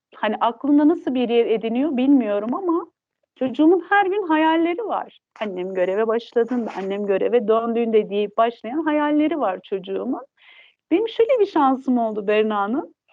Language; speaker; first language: Turkish; non-native, local second language; Kurdish